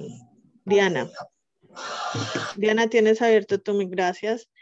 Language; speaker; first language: Spanish; native; Spanish